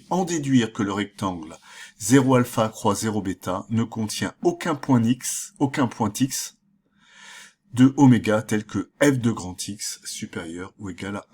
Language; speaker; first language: French; native; French